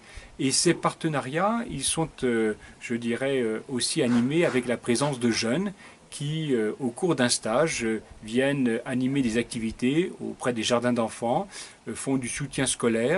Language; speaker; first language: French; native; French